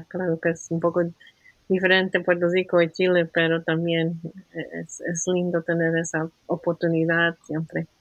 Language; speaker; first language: Spanish; early bilingual, heritage; Spanish